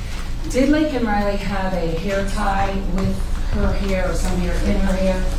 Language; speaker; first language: English; native; English